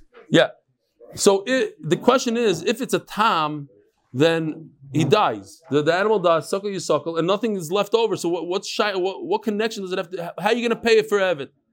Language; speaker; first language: English; native; English